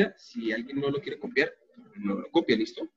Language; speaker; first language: Spanish; native; Spanish